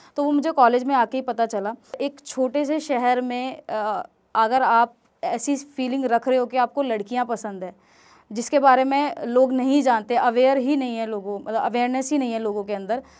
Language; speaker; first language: Hindi; native; Hindi